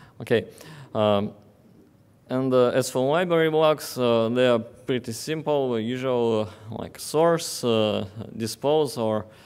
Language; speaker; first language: English; non-native, fluent; Russian